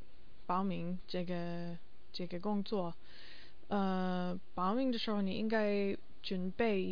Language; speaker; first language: Chinese; non-native, learner; English